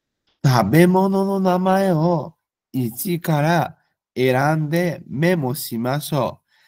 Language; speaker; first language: Japanese; non-native, fluent; Bangla